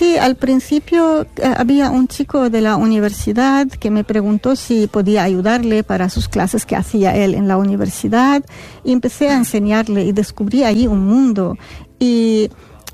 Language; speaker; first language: Spanish; non-native, fluent; Arabic